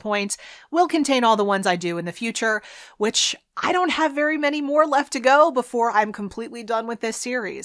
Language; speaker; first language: English; native; English